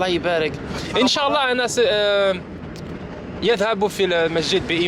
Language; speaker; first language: Arabic; non-native, learner; French